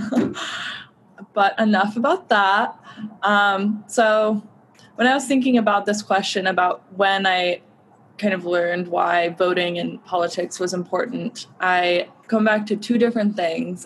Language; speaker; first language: English; native; English